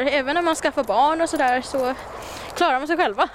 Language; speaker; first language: Swedish; non-native, fluent; Chinese